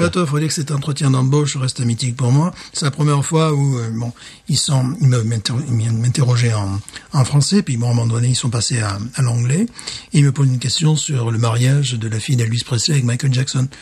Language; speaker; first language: French; native; French